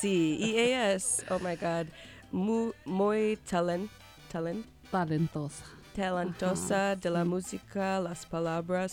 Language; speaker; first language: Spanish; non-native, learner; English